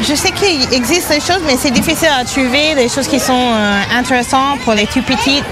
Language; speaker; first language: French; non-native, fluent; English